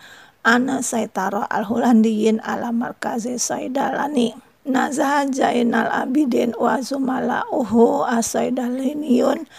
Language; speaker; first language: Arabic; non-native, fluent; Indonesian